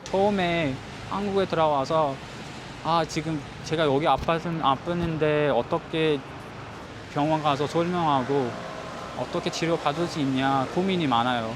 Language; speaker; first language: Korean; non-native, learner; Uzbek